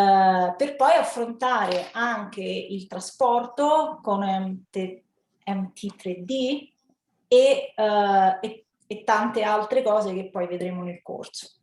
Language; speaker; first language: Italian; native; Italian